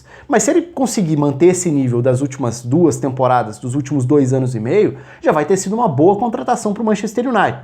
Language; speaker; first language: Portuguese; native; Portuguese